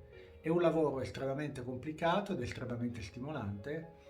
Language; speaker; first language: Italian; native; Italian